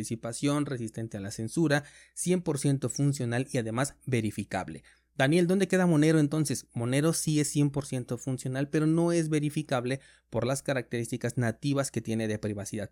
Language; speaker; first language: Spanish; native; Spanish